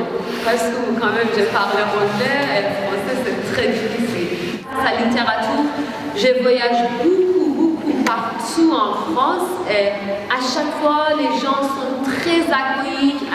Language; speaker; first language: French; non-native, learner; Persian